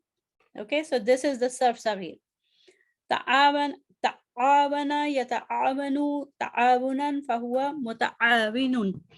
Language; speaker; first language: Arabic; non-native, fluent; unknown